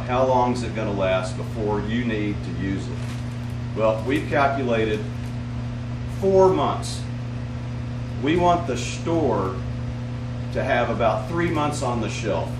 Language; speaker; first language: English; native; English